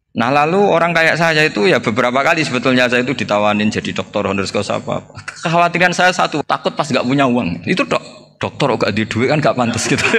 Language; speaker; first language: Indonesian; non-native, local second language; Javanese